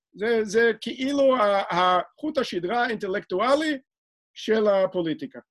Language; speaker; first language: Hebrew; non-native, fluent; English